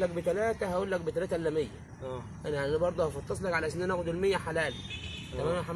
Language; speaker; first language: Arabic; native; Arabic